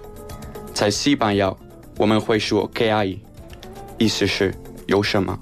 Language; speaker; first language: Chinese; non-native, learner; Spanish